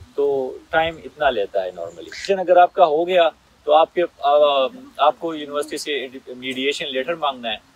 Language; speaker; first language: Hindi; non-native, local second language; Pashto